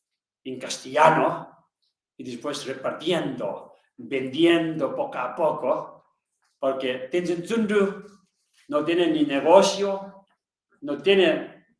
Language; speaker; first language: Spanish; non-native, learner; Tibetan